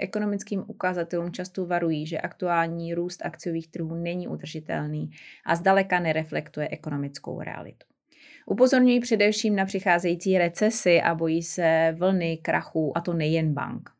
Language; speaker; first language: Czech; native; Czech